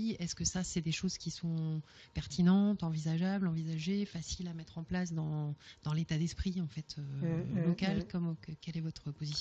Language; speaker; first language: French; native; French